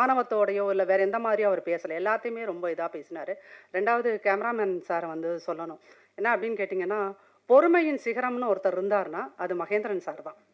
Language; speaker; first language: Tamil; native; Tamil